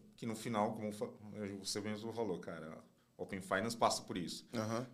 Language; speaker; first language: Portuguese; non-native, fluent; Chinese